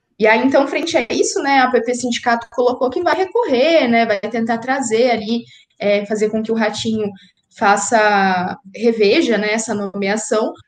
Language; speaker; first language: Portuguese; native; Portuguese